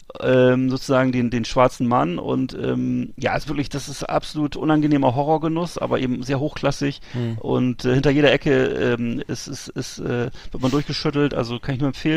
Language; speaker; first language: German; native; German